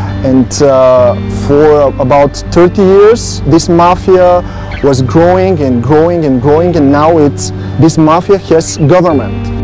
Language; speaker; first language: English; non-native, fluent; Bulgarian